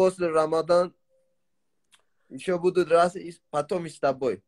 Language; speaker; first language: Russian; non-native, learner; Tajik